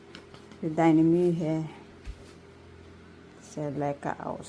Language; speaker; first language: German; non-native, learner; Filipino